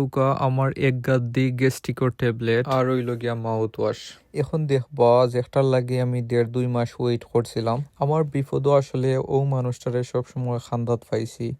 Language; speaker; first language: Bangla; native; Bangla